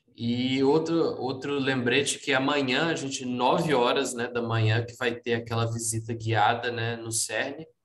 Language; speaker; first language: Portuguese; native; Portuguese